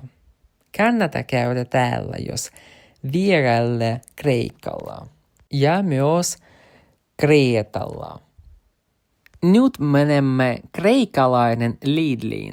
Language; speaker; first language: Finnish; non-native, learner; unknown